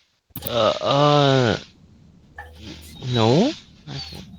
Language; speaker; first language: English; non-native, learner; Vietnamese